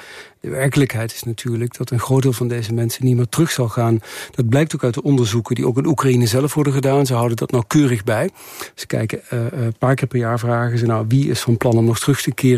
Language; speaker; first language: Dutch; native; Dutch